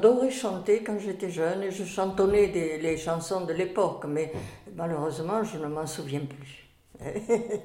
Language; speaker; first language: French; native; French